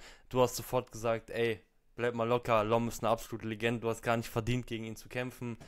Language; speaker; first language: German; native; German